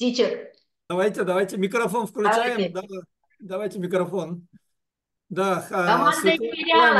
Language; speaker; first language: Russian; non-native, learner; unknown